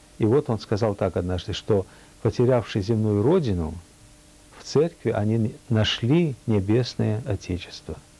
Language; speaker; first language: Russian; early bilingual, heritage; Russian